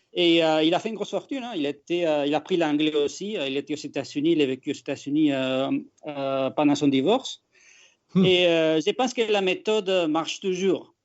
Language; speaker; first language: French; non-native, fluent; Spanish